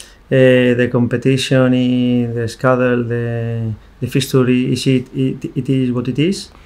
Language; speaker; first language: English; non-native, fluent; Spanish